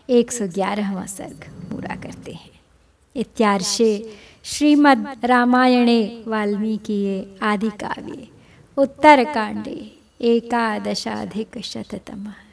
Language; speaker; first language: Hindi; native; Hindi